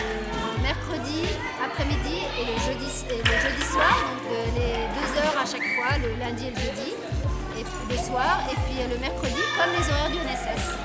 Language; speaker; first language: French; native; French